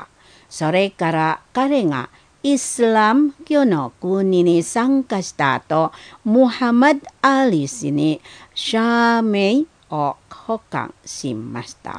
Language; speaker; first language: Japanese; non-native, learner; Indonesian